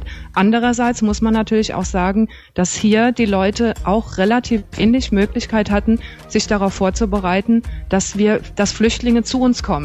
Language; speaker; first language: German; native; German